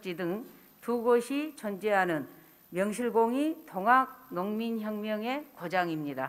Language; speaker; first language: Korean; native; Korean